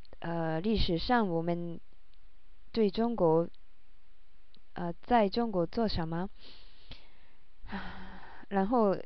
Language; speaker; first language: Chinese; non-native, learner; Japanese